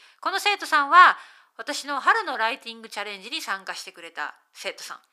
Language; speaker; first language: Japanese; native; Japanese